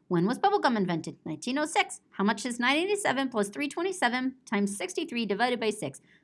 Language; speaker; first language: English; native; English